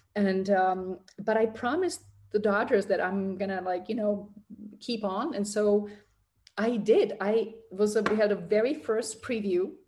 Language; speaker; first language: English; non-native, fluent; Czech